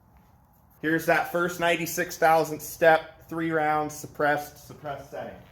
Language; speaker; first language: English; native; English